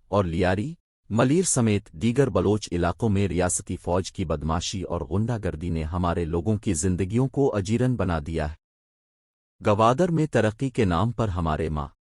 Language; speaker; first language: Urdu; non-native, local second language; Baluchi